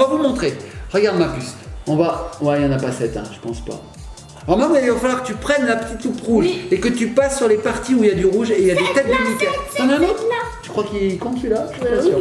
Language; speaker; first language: French; native; French